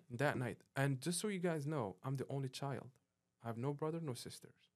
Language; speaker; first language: English; non-native, fluent; Arabic